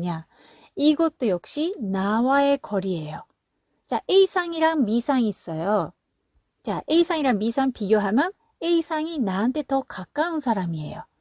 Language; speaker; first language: Korean; non-native, fluent; Japanese